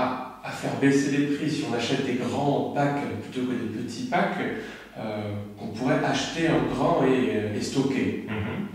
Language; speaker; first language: French; native; French